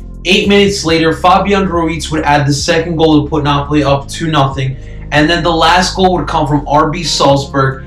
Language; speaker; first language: English; native; English